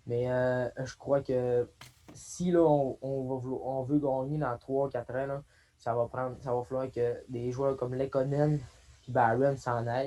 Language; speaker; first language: French; native; French